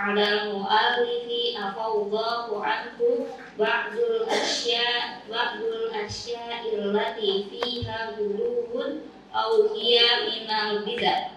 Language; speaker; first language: Arabic; non-native, fluent; Indonesian